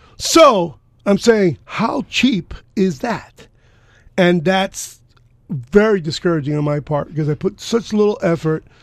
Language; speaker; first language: English; early bilingual, other home language; Spanish